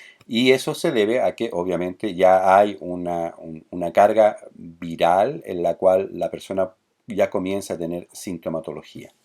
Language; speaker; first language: Spanish; native; Spanish